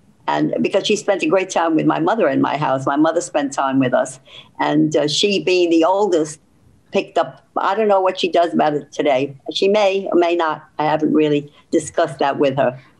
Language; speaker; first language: English; early bilingual, other home language; Ladino